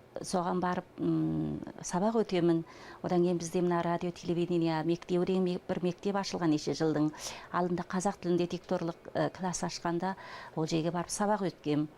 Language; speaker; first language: Kazakh; native; Kazakh